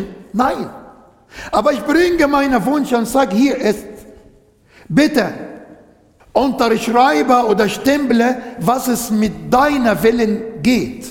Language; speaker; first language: German; non-native, fluent; Arabic